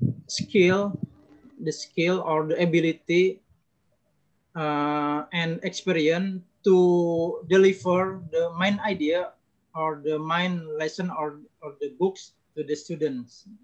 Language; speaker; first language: English; non-native, learner; Indonesian